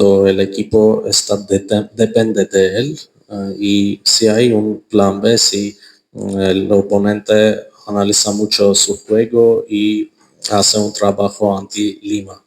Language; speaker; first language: Spanish; non-native, fluent; Armenian